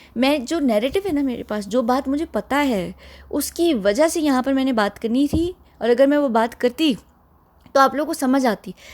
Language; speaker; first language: Urdu; early bilingual, heritage; Hindi